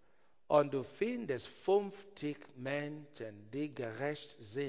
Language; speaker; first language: German; non-native, learner; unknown